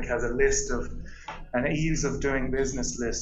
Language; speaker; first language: English; native; English